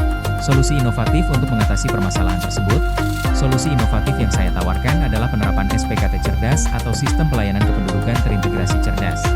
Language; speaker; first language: Indonesian; native; Indonesian